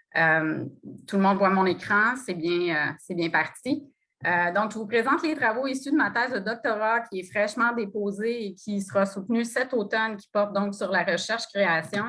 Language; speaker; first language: French; native; French